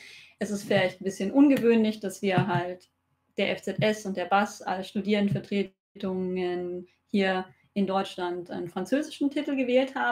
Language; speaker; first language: German; native; German